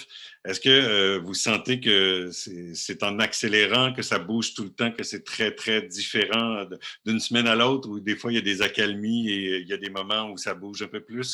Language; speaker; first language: French; native; French